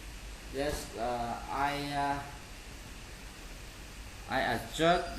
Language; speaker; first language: English; non-native, learner; Vietnamese